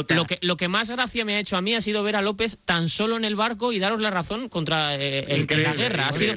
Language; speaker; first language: Spanish; native; Spanish